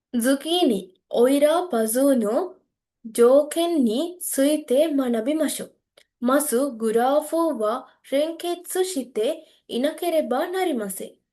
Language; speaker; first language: Japanese; non-native, learner; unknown